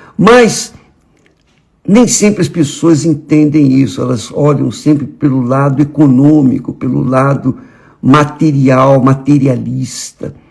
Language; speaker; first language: Portuguese; native; Portuguese